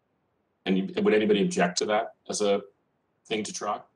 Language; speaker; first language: English; native; English